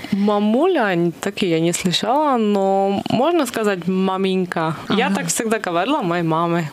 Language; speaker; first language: Russian; non-native, fluent; Slovak